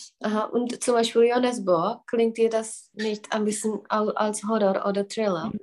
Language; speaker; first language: German; non-native, fluent; Czech